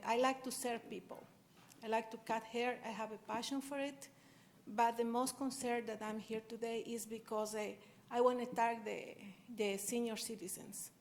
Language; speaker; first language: English; non-native, fluent; Spanish